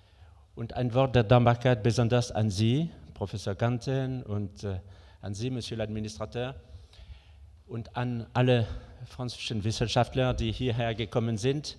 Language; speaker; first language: German; non-native, fluent; French